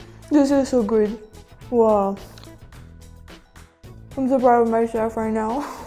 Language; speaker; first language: English; non-native, fluent; French